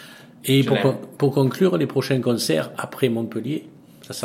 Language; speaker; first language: French; native; French